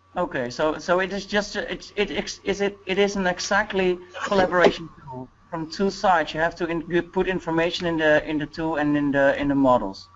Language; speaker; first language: English; non-native, fluent; Dutch